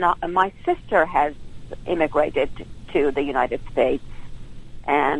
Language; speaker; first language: English; non-native, local second language; Hindi